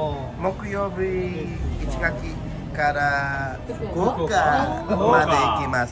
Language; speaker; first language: Japanese; non-native, learner; English